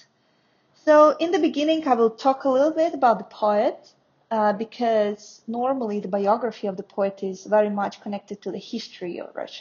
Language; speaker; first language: English; non-native, fluent; Russian